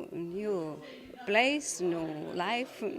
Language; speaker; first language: English; non-native, learner; Lithuanian